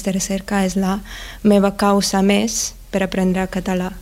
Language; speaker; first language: Catalan; non-native, learner; Russian